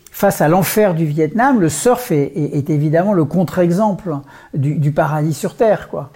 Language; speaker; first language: French; native; French